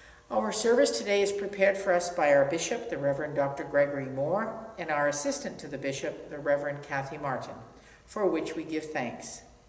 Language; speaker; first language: English; native; English